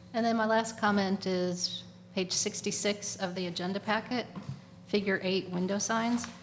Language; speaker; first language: English; native; English